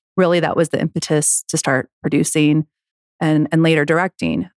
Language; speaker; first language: English; native; English